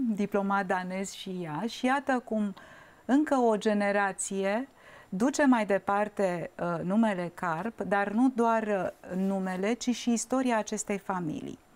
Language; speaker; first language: Romanian; native; Romanian